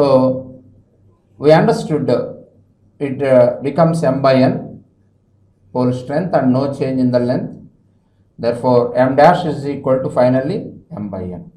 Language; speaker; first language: English; non-native, local second language; Telugu